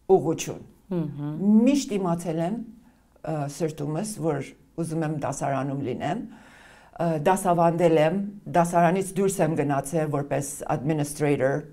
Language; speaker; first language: Armenian; early bilingual, heritage; Armenian